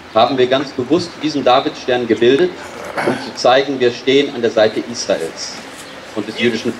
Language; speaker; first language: German; native; German